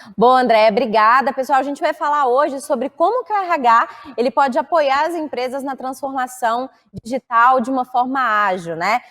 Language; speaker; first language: Portuguese; native; Portuguese